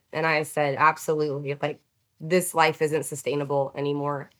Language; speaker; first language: English; native; English